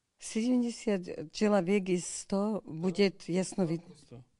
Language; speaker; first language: Russian; non-native, learner; Slovak